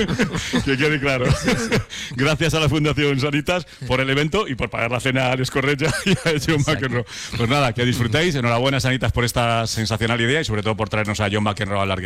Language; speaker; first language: Spanish; native; Spanish